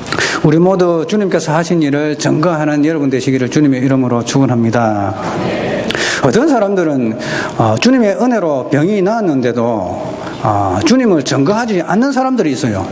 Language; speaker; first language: Korean; native; Korean